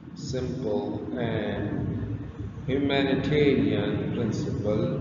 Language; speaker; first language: English; non-native, local second language; Urdu